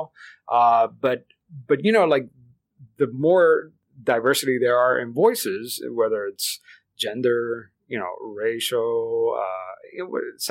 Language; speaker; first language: English; early bilingual, other home language; Spanish